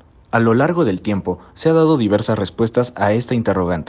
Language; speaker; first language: Spanish; native; Spanish